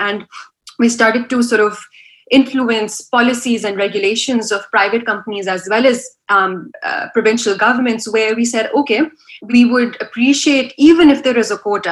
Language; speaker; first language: English; non-native, local second language; Urdu